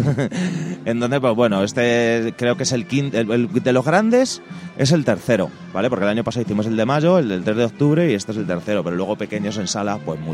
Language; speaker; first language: Spanish; native; Spanish